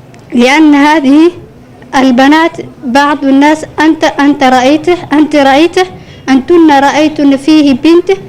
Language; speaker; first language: Arabic; non-native, learner; Somali